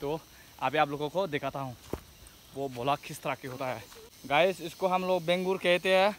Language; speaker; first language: Hindi; non-native, local second language; Assamese